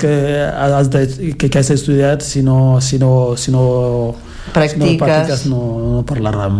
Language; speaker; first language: Catalan; non-native, fluent; Fula